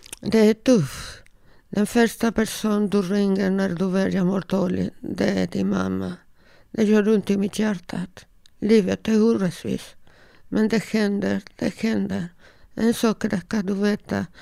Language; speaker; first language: Swedish; non-native, fluent; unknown